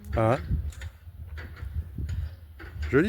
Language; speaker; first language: French; native; French